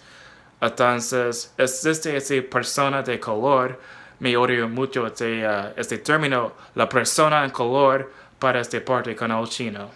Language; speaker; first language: Spanish; non-native, fluent; English